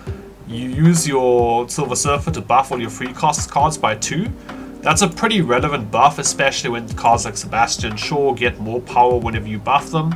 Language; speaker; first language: English; native; English